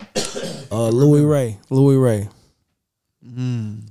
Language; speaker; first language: English; native; English